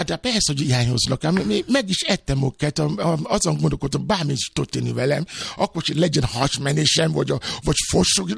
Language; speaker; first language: Hungarian; non-native, learner; Yoruba